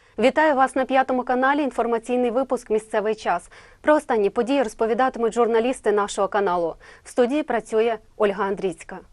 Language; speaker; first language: Ukrainian; native; Ukrainian